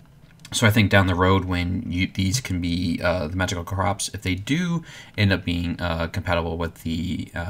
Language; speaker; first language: English; native; English